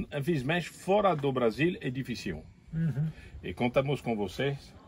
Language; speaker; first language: Portuguese; non-native, fluent; French